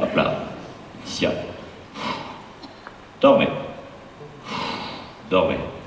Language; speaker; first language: French; native; French